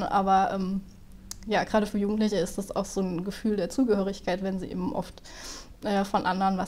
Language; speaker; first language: German; native; German